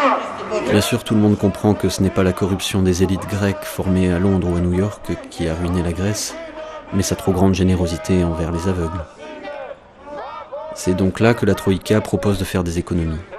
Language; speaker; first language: French; native; French